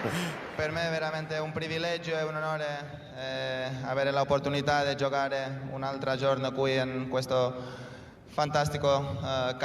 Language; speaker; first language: Italian; non-native, fluent; Spanish